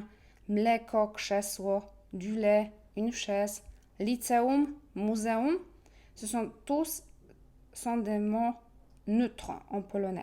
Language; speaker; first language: French; non-native, fluent; Polish